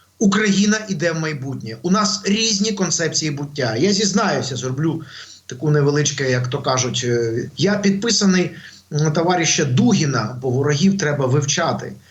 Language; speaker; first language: Ukrainian; native; Ukrainian